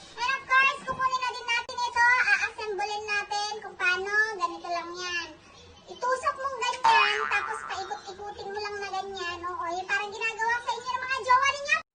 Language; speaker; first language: Filipino; non-native, local second language; Iloko